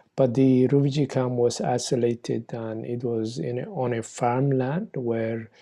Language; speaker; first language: English; non-native, fluent; Somali